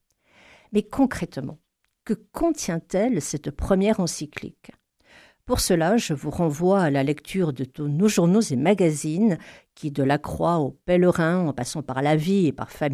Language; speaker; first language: French; native; French